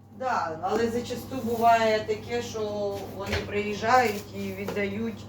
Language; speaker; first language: Ukrainian; native; Ukrainian